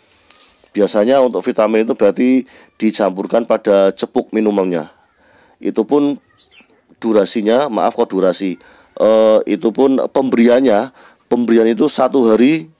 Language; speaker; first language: Indonesian; native; Indonesian